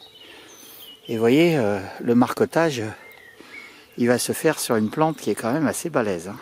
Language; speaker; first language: French; native; French